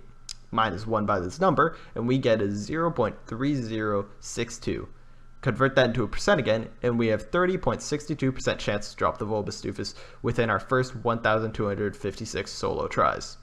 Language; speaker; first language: English; native; English